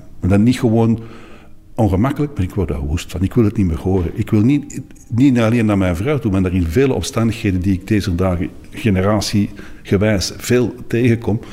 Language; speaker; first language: Dutch; native; Dutch